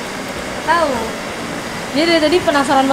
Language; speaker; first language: Indonesian; native; Indonesian